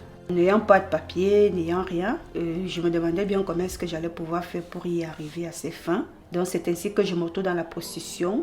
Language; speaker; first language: French; native; French